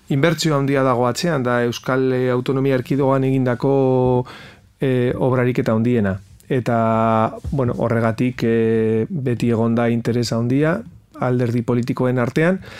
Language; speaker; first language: Basque; non-native, local second language; Spanish